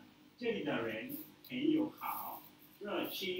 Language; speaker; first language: Chinese; non-native, learner; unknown